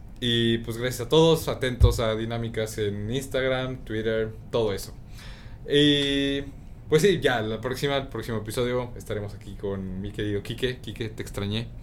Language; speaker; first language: Spanish; native; Spanish